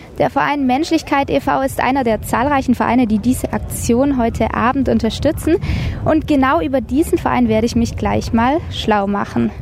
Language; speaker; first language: German; native; German